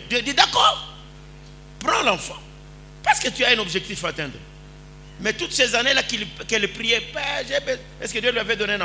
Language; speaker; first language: French; non-native, local second language; Lingala